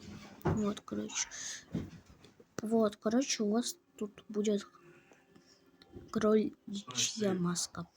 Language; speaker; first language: Russian; native; Russian